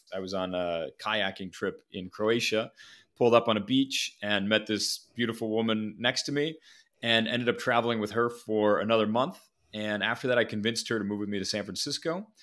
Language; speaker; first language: English; native; English